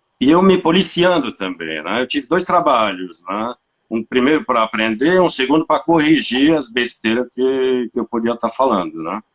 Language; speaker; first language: Portuguese; non-native, fluent; French